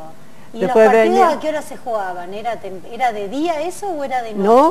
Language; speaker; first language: Spanish; native; Spanish